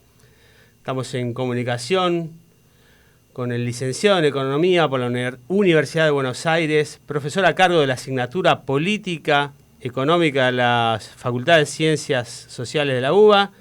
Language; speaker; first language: Spanish; native; Spanish